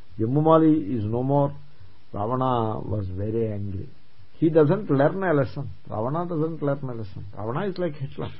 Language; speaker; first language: English; non-native, local second language; Telugu